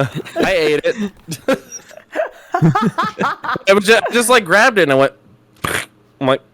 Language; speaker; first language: English; native; English